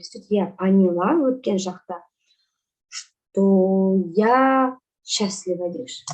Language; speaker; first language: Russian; non-native, local second language; Kazakh